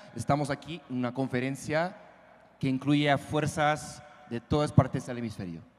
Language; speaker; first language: Spanish; non-native, fluent; English